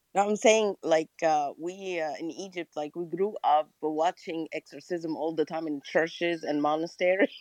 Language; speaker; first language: English; non-native, fluent; Arabic